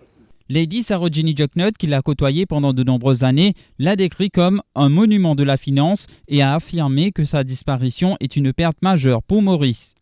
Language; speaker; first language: French; non-native, local second language; Morisyen